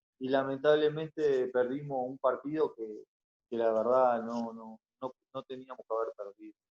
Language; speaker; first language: Spanish; native; Spanish